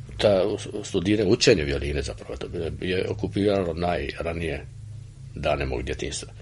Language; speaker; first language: Croatian; native; Croatian